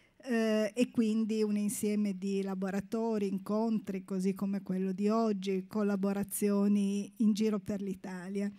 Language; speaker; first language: Italian; native; Italian